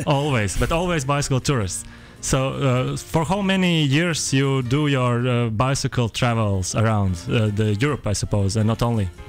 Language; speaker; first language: English; non-native, fluent; Latvian